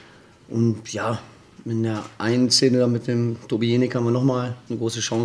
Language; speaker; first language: German; native; German